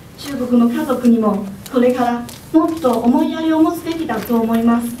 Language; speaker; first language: Japanese; non-native, fluent; Chinese